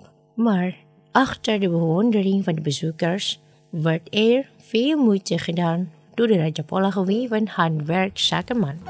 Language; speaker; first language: Dutch; non-native, fluent; Indonesian